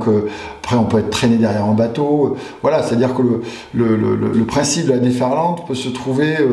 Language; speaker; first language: French; native; French